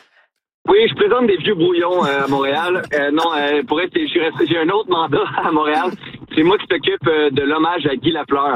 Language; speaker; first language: French; native; French